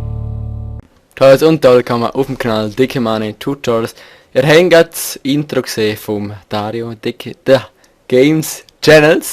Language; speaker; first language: German; native; German